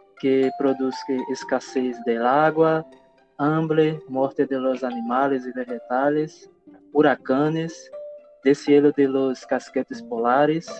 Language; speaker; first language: Spanish; non-native, learner; Portuguese